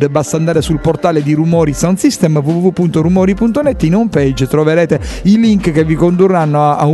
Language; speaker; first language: Italian; native; Italian